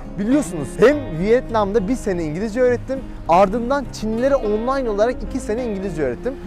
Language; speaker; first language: Turkish; native; Turkish